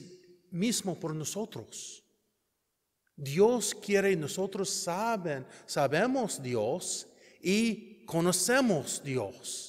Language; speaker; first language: Spanish; non-native, learner; English